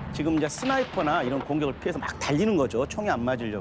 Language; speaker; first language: Korean; native; Korean